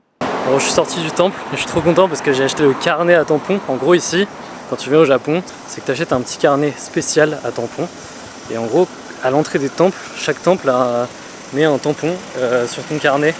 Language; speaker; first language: French; native; French